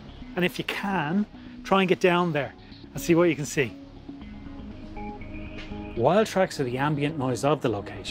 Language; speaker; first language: English; native; English